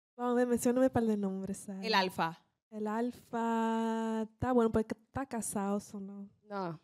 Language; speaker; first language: Spanish; early bilingual, heritage; Spanish